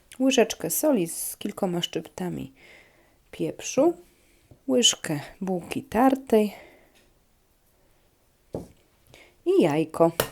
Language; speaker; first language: Polish; native; Polish